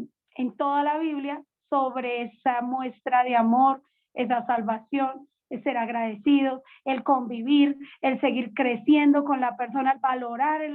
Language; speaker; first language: Spanish; native; Spanish